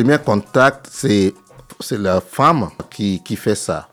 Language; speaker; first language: French; non-native, learner; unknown